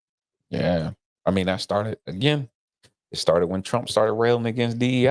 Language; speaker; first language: English; native; English